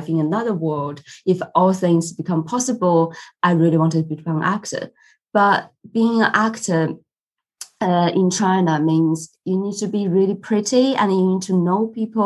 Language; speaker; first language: English; non-native, fluent; Chinese